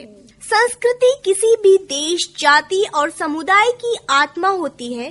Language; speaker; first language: Hindi; native; Hindi